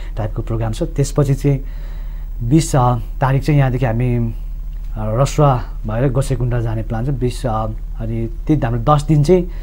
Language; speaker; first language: Nepali; non-native, local second language; Sherpa